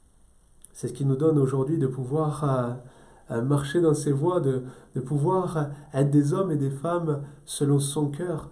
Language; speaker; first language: French; native; French